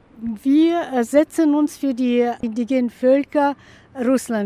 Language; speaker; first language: German; non-native, fluent; Russian